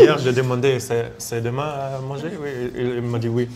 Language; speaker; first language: French; non-native, learner; German